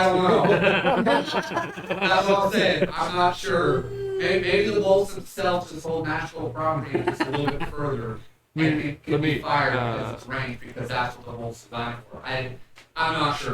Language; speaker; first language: English; native; English